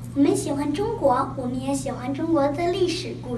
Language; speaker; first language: Chinese; early bilingual, heritage; Chinese